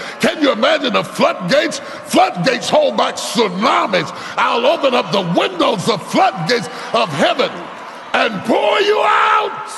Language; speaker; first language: English; native; English